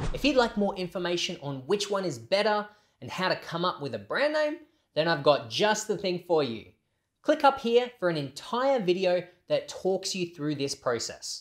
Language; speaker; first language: English; native; English